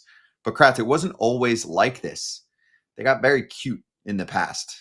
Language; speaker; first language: English; native; English